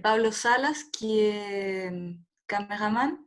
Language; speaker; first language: French; non-native, fluent; Spanish